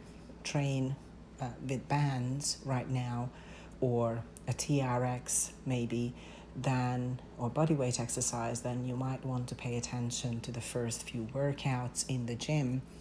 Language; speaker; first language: English; non-native, fluent; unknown